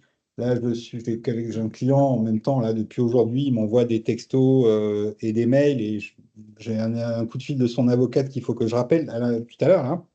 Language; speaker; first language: French; native; French